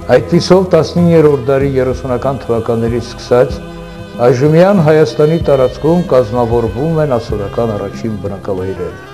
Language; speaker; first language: Armenian; non-native, local second language; Assyrian Neo-Aramaic